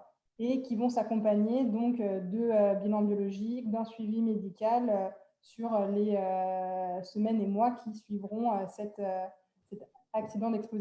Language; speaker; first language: French; native; French